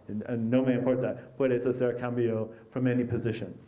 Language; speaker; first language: Spanish; non-native, learner; English